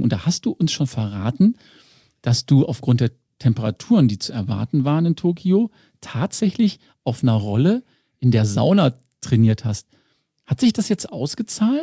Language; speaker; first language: German; native; German